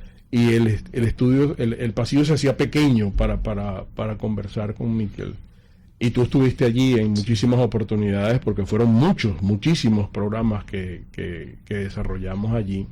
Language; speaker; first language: Spanish; native; Spanish